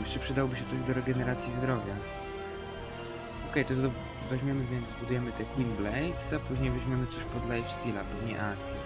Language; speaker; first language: Polish; native; Polish